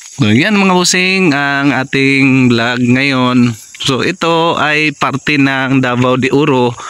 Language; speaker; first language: Filipino; non-native, local second language; Cebuano